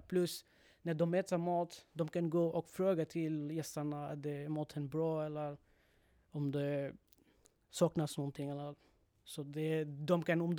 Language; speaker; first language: Swedish; non-native, learner; Bangla